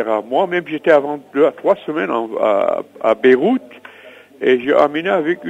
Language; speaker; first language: French; non-native, learner; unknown